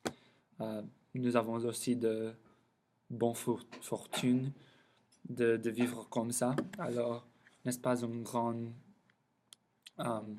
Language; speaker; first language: French; non-native, learner; English